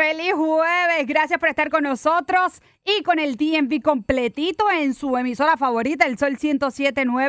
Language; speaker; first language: Spanish; native; Spanish